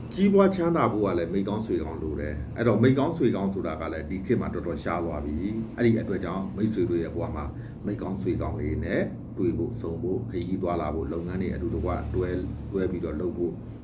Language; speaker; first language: Burmese; native; Burmese